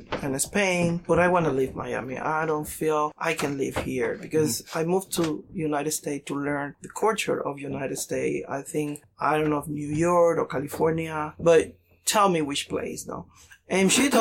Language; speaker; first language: English; non-native, learner; Spanish